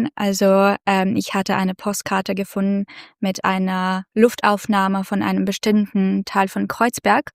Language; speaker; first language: German; non-native, fluent; Russian